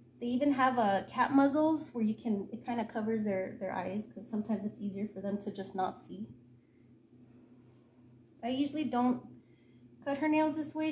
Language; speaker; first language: English; native; English